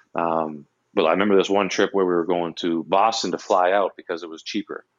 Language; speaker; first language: English; native; English